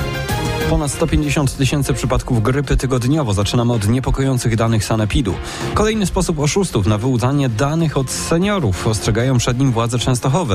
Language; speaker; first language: Polish; native; Polish